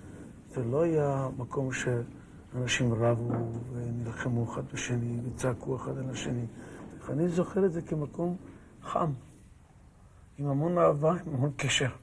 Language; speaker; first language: Hebrew; early bilingual, other home language; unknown